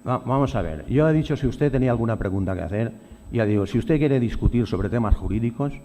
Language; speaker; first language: Spanish; non-native, local second language; Catalan